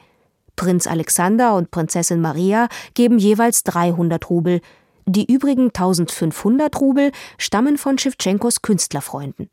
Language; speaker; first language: German; native; German